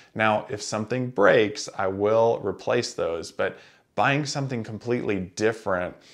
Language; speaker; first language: English; native; English